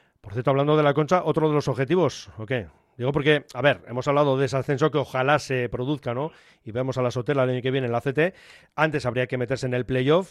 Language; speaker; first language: Spanish; native; Spanish